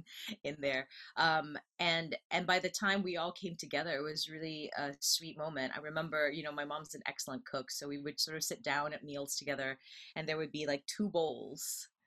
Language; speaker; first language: English; native; English